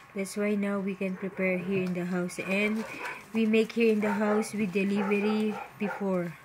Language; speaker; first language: English; non-native, local second language; Filipino